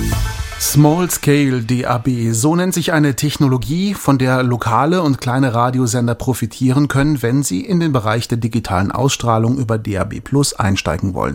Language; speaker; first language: German; native; German